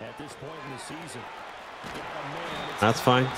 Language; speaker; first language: English; native; English